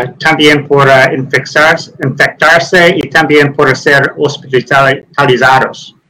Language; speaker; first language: Spanish; non-native, learner; English